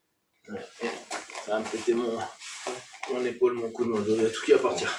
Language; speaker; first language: French; native; French